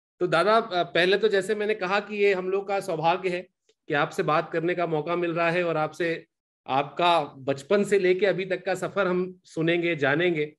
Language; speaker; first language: Hindi; native; Hindi